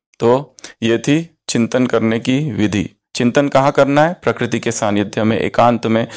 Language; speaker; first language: Hindi; native; Hindi